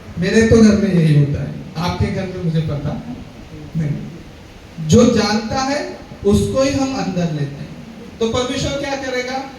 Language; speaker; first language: Hindi; non-native, local second language; Marathi